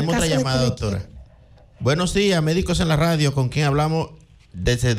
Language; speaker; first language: Spanish; native; Spanish